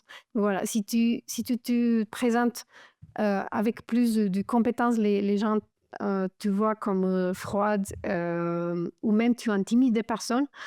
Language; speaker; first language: French; non-native, fluent; Romanian